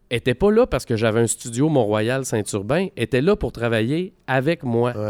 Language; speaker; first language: French; native; French